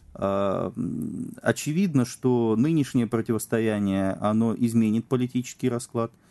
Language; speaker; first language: Russian; native; Russian